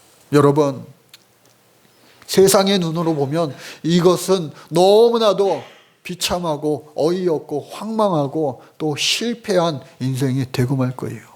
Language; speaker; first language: Korean; native; Korean